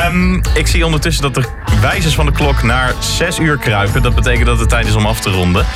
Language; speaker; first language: Dutch; native; Dutch